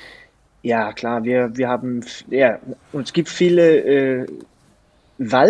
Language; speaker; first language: German; non-native, learner; Danish